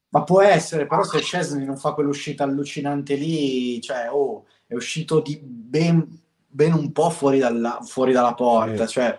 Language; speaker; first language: Italian; native; Italian